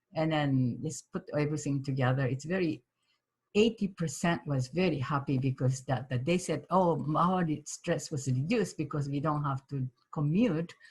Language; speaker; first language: English; non-native, fluent; Japanese